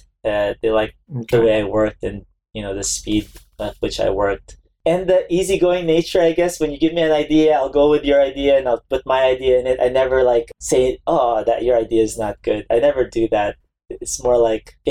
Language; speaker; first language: English; non-native, local second language; Filipino